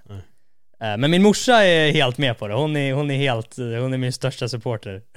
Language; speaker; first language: Swedish; native; Swedish